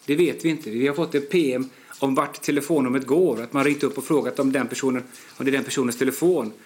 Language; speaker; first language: Swedish; native; Swedish